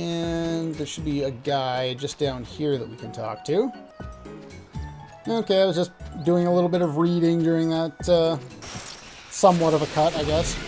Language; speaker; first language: English; native; English